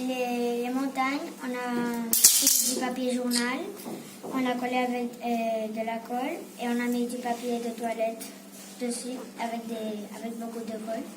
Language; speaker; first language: French; non-native, local second language; Spanish